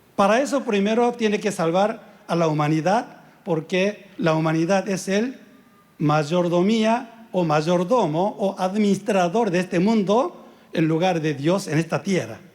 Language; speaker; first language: Spanish; non-native, fluent; Korean